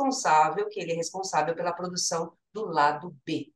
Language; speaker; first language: Portuguese; native; Portuguese